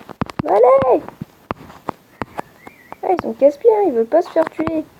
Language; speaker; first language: French; native; French